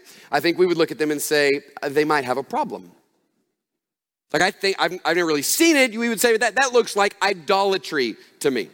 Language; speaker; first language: English; native; English